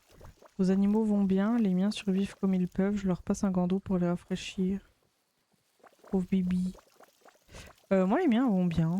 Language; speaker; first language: French; native; French